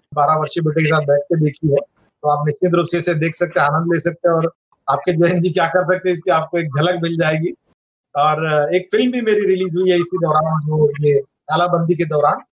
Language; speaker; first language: Hindi; non-native, local second language; Marathi